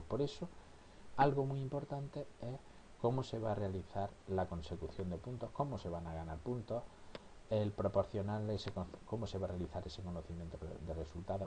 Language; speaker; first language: Spanish; native; Spanish